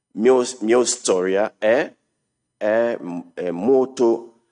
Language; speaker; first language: Italian; non-native, learner; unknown